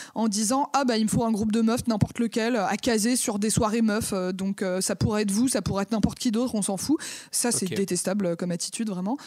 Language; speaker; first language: French; native; French